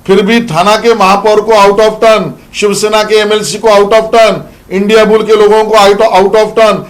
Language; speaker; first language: Hindi; non-native, local second language; Marathi